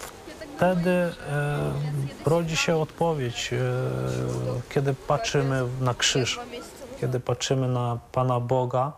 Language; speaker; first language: Polish; non-native, fluent; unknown